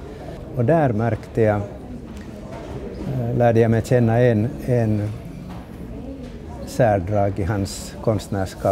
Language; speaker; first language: Swedish; native; Swedish